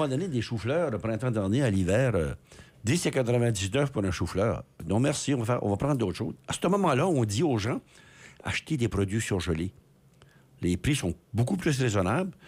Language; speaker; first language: French; native; French